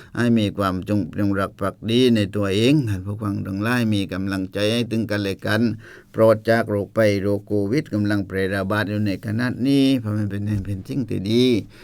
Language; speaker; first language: Thai; native; Thai